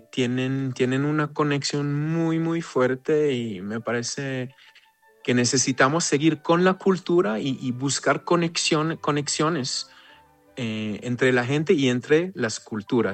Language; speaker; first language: Spanish; non-native, fluent; Hebrew